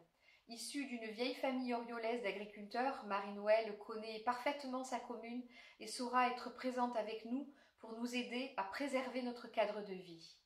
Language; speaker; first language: French; native; French